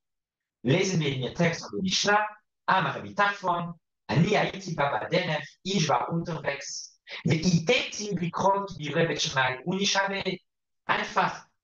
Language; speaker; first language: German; non-native, fluent; Hebrew